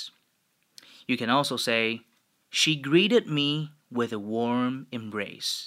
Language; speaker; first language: English; non-native, fluent; Chinese